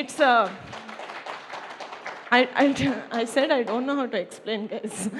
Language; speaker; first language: English; non-native, local second language; Telugu